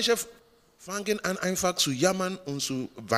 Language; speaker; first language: German; non-native, learner; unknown